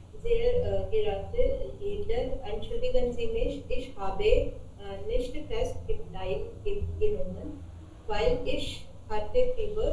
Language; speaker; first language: German; non-native, learner; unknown